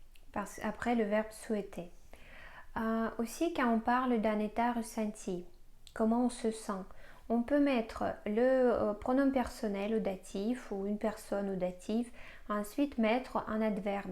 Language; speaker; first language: French; non-native, fluent; Russian